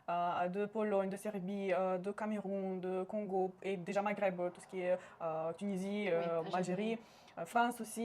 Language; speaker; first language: French; non-native, local second language; Romanian